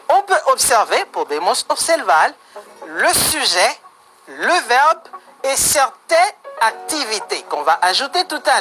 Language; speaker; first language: French; non-native, fluent; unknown